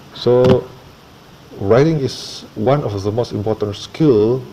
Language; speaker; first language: English; non-native, fluent; Indonesian